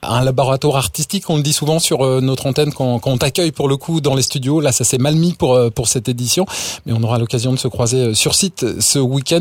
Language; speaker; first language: French; native; French